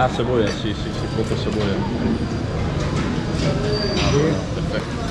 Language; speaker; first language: Spanish; non-native, learner; Dutch